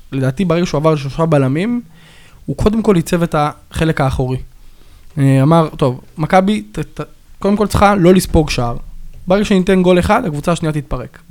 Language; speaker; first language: Hebrew; native; Hebrew